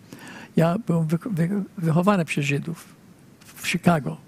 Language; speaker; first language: Polish; early bilingual, heritage; Polish